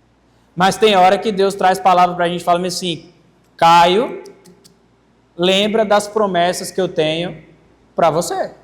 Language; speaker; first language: Portuguese; native; Portuguese